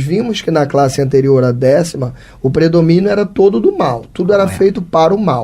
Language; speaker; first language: Portuguese; native; Portuguese